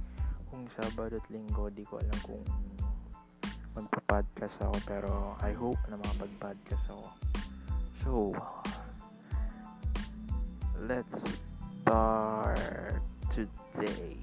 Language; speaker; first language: English; non-native, local second language; Filipino